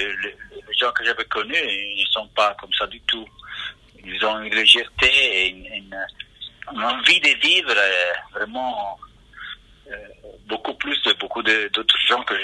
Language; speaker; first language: French; non-native, fluent; Italian